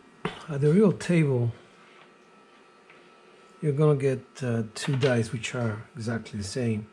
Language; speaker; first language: English; non-native, fluent; Greek